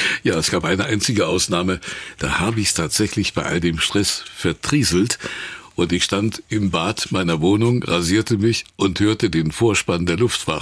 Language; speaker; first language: German; native; German